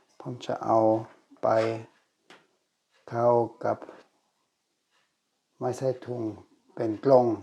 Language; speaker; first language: Thai; non-native, learner; German